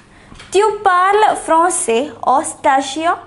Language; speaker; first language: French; non-native, fluent; English